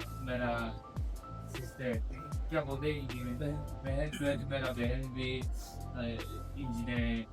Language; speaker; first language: Hindi; non-native, local second language; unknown